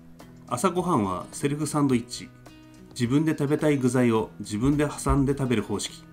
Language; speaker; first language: Japanese; native; Japanese